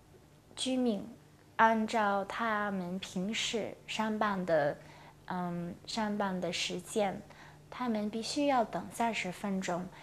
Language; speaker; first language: Chinese; non-native, local second language; Cantonese